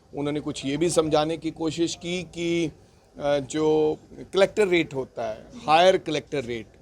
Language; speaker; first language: Hindi; non-native, local second language; Punjabi